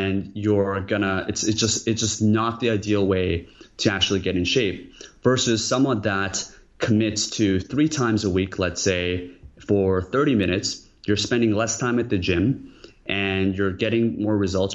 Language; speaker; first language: English; early bilingual, other home language; Korean